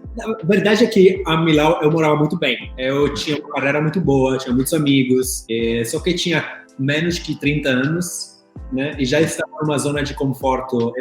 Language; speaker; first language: Portuguese; non-native, fluent; Italian